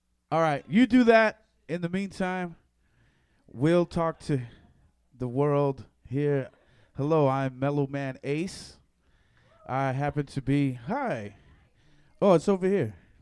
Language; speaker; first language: English; early bilingual, other home language; Spanish